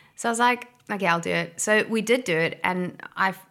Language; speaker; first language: English; native; English